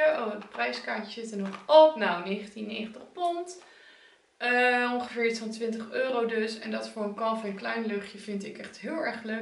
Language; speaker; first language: Dutch; native; Dutch